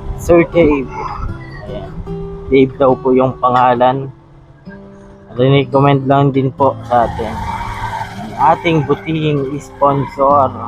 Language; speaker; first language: Filipino; non-native, local second language; Bikol